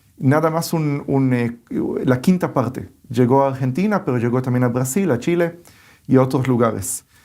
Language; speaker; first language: Spanish; early bilingual, heritage; Hebrew